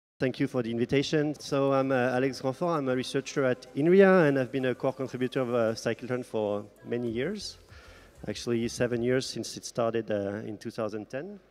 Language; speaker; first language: English; non-native, fluent; French